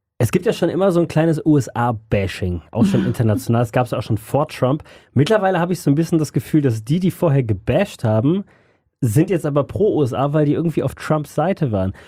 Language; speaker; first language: German; native; German